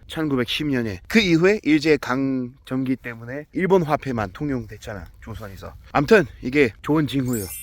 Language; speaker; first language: Korean; non-native, fluent; English